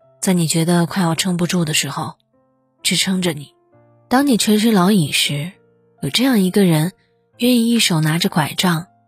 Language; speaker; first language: Chinese; native; Chinese